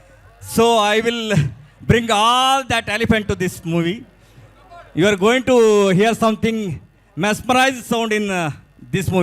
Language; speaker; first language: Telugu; non-native, learner; Kannada